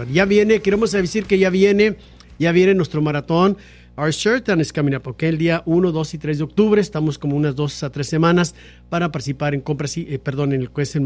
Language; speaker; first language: Spanish; native; Spanish